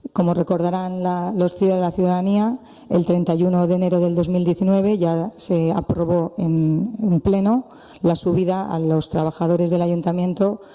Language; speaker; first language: Spanish; native; Spanish